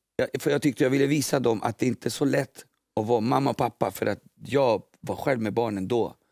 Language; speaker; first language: Swedish; early bilingual, other home language; Spanish